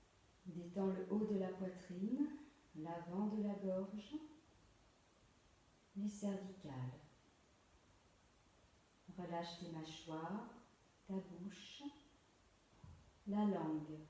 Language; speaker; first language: French; native; French